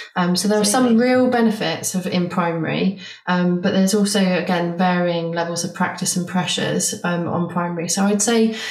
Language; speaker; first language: English; native; English